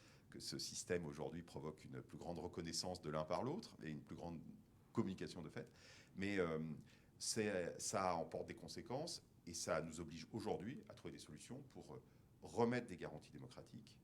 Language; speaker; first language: French; native; French